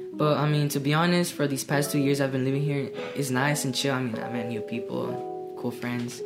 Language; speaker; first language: English; native; English